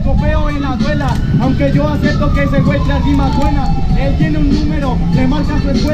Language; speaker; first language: Spanish; native; Spanish